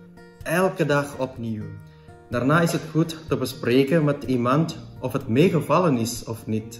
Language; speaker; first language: Dutch; non-native, fluent; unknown